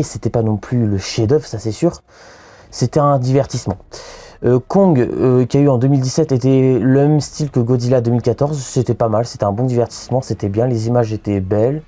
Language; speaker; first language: French; native; French